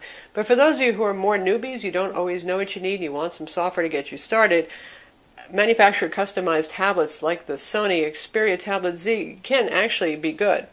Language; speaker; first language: English; native; English